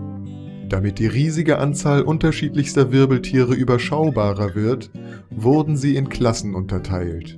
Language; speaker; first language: German; native; German